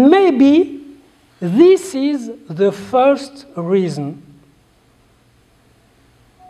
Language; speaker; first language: English; non-native, fluent; Arabic